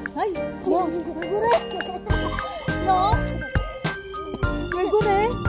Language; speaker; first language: Korean; non-native, learner; Filipino